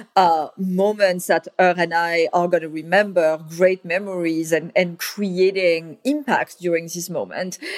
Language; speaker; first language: English; non-native, fluent; French